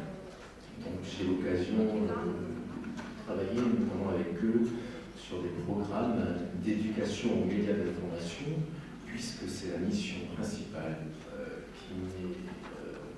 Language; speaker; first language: French; native; French